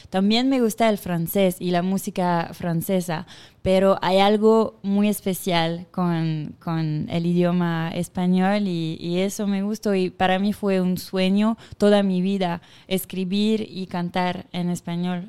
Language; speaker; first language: Spanish; non-native, fluent; French